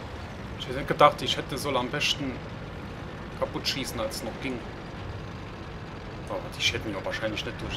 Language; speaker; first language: German; native; German